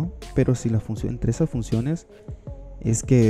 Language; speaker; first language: Spanish; native; Spanish